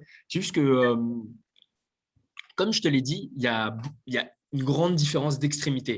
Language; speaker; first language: French; native; French